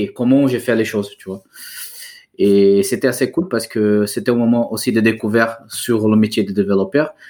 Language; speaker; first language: French; non-native, fluent; Portuguese